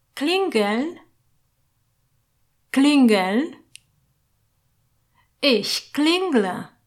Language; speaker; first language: German; non-native, fluent; Polish